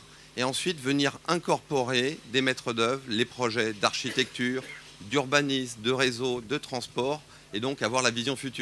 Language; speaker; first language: French; native; French